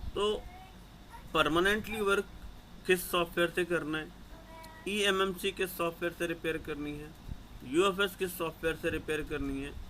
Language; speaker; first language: Hindi; native; Hindi